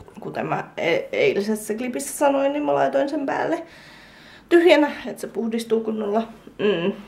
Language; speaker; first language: Finnish; native; Finnish